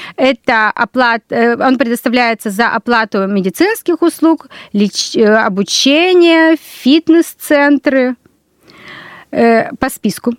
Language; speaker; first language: Russian; native; Russian